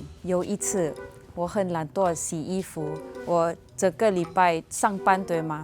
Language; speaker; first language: Chinese; non-native, local second language; English